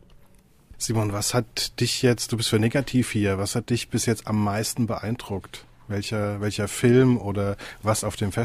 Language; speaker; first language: German; native; German